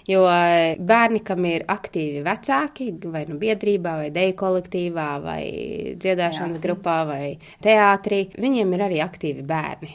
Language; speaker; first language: Latvian; native; Latvian